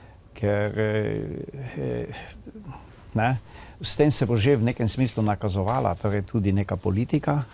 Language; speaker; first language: Slovenian; native; Slovenian